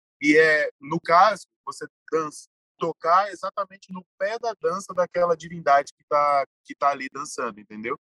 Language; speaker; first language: Portuguese; native; Portuguese